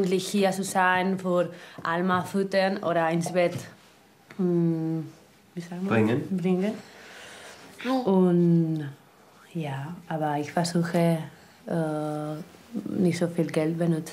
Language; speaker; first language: German; non-native, learner; Spanish